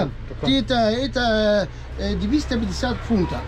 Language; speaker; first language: Russian; non-native, learner; Arabic